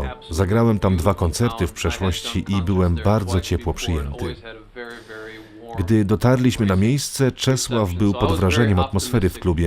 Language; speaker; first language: Polish; non-native, fluent; English